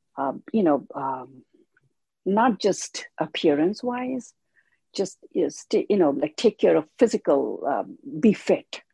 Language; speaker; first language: English; non-native, local second language; Hindi